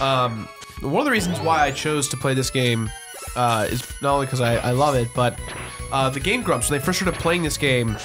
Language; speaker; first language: English; native; English